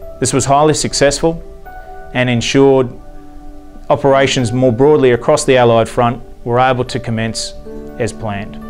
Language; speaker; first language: English; native; English